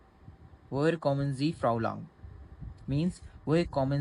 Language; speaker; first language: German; non-native, learner; Hindi